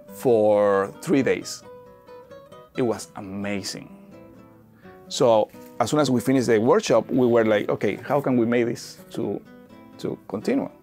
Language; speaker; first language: English; non-native, fluent; Spanish